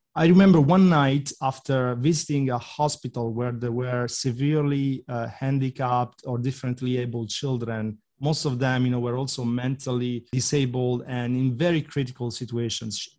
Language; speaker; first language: English; non-native, fluent; Italian